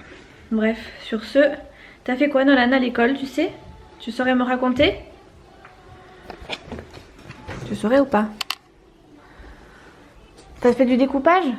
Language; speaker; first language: French; native; French